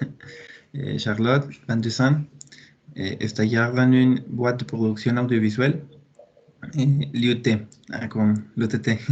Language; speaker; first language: French; non-native, learner; Spanish